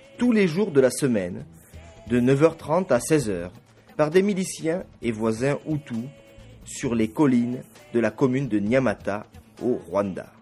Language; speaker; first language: French; native; French